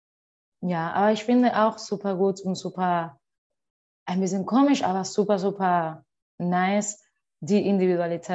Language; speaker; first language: German; non-native, learner; Spanish